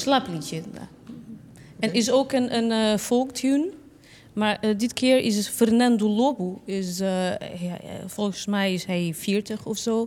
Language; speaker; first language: Dutch; non-native, learner; Portuguese